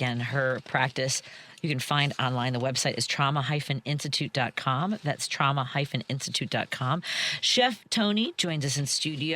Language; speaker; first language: English; native; English